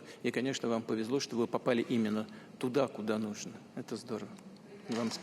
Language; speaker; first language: Russian; native; Russian